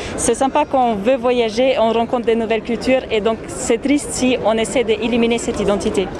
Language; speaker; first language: French; non-native, fluent; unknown